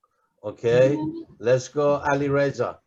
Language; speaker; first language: English; non-native, fluent; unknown